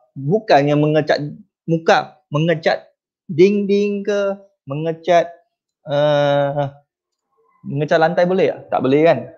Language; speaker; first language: Malay; non-native, local second language; Chinese